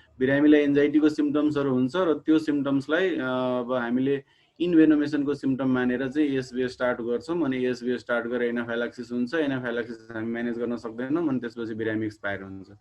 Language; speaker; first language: Nepali; non-native, local second language; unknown